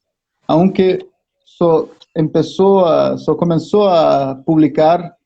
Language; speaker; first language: Spanish; non-native, fluent; Portuguese